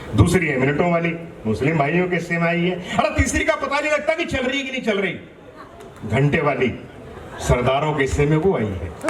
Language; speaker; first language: Hindi; non-native, local second language; Punjabi